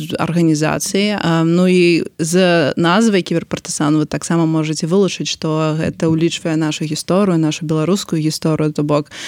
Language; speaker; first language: Belarusian; non-native, local second language; Russian